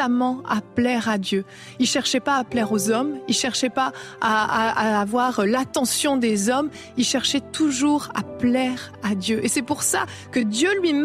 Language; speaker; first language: French; native; French